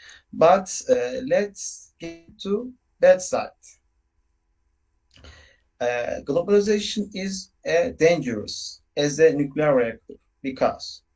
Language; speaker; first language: English; non-native, learner; Turkish